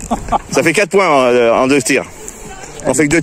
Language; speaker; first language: French; native; French